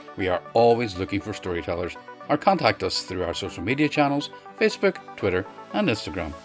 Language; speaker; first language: English; native; English